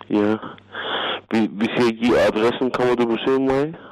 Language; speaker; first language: Danish; non-native, learner; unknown